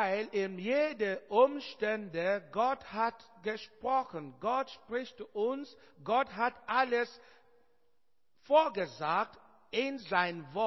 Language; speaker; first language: German; non-native, learner; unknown